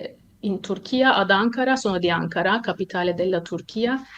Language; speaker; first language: Italian; non-native, fluent; Turkish